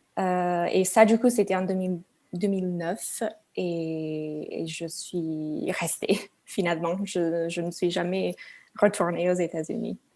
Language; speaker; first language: French; non-native, fluent; English